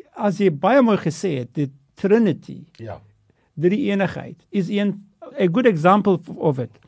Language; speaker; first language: Afrikaans; non-native, fluent; Turkish